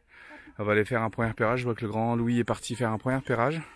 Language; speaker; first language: French; native; French